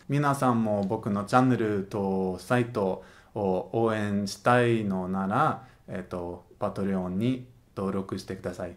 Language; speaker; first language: Japanese; non-native, learner; Russian